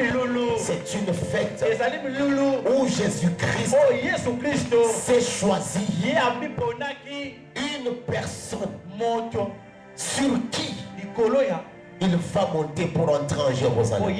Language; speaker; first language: French; non-native, local second language; Lingala